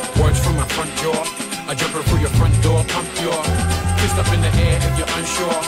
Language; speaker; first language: English; native; English